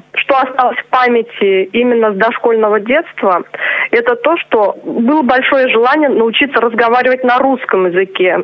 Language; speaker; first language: Russian; non-native, local second language; Chuvash